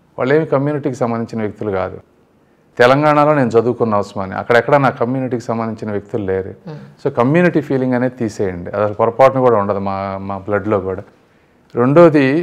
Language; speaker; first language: Telugu; native; Telugu